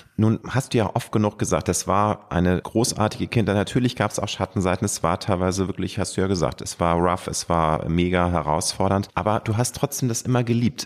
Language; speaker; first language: German; native; German